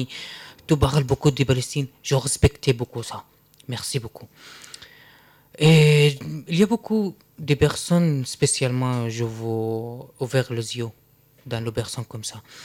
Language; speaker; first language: French; non-native, learner; Arabic